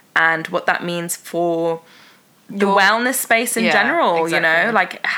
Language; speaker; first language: English; early bilingual, other home language; Persian